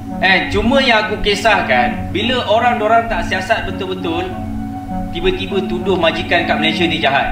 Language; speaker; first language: Malay; native; Malay